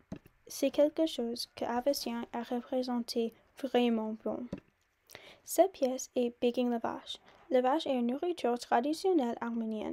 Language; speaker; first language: French; non-native, learner; English